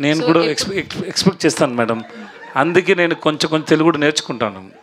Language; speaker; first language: Telugu; non-native, learner; Tamil